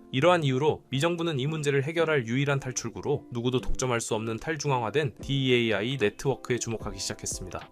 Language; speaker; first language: Korean; native; Korean